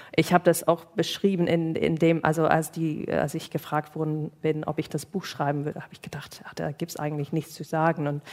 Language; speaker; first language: German; non-native, fluent; English